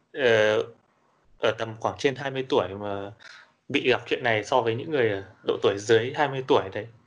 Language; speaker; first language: Vietnamese; native; Vietnamese